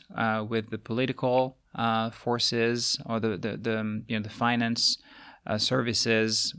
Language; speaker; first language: English; non-native, fluent; French